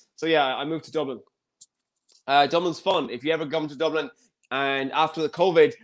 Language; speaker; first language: English; native; English